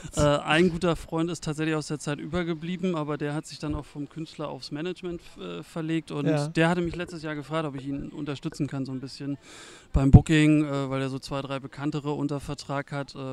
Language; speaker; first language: German; native; German